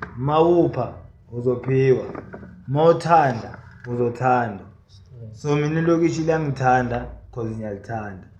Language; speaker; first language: Zulu; native; Zulu